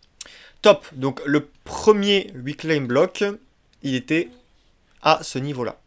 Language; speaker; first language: French; native; French